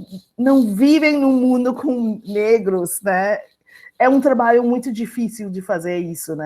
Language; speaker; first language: Portuguese; non-native, fluent; English